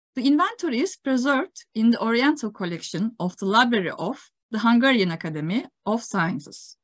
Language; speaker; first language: English; non-native, fluent; Turkish